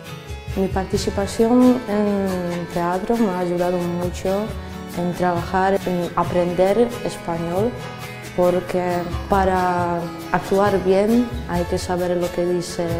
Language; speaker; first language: Spanish; non-native, fluent; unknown